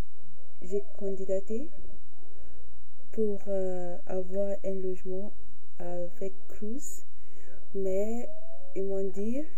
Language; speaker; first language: French; non-native, fluent; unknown